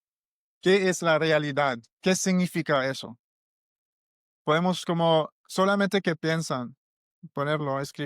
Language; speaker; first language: Spanish; non-native, learner; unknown